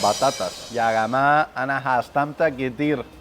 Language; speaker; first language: Arabic; non-native, learner; Spanish